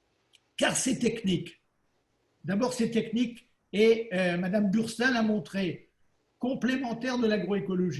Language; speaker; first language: French; native; French